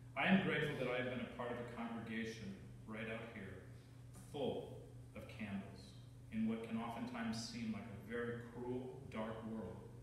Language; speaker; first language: English; native; English